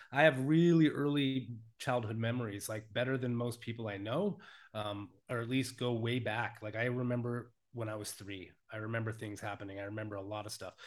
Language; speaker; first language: English; native; English